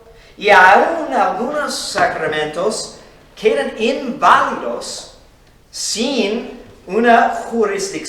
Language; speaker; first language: Spanish; non-native, fluent; English